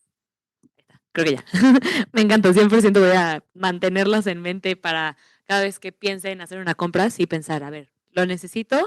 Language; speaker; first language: Spanish; native; Spanish